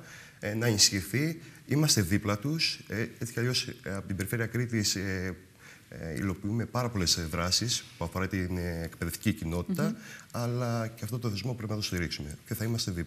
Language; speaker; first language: Greek; native; Greek